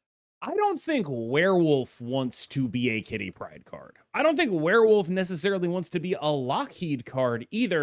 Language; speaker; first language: English; native; English